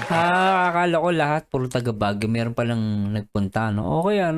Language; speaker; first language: Filipino; native; Filipino